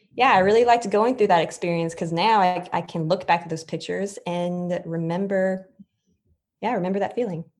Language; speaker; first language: English; native; English